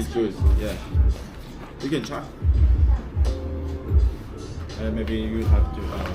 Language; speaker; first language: English; non-native, learner; Chinese